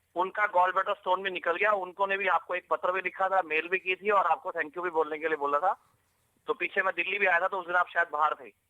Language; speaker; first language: Hindi; native; Hindi